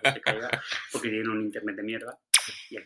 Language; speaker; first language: Spanish; native; Spanish